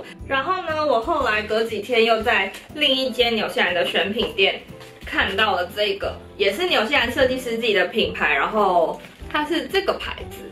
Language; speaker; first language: Chinese; native; Chinese